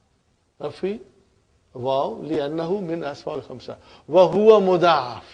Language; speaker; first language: Arabic; non-native, fluent; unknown